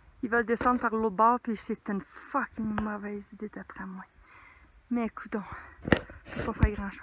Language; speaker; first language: French; native; French